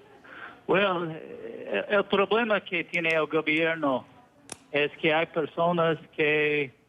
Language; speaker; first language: Spanish; non-native, fluent; English